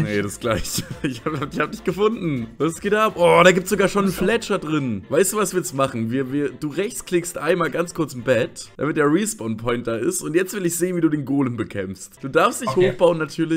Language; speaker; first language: German; native; German